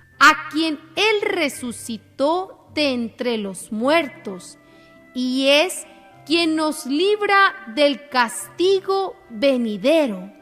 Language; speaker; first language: Spanish; native; Spanish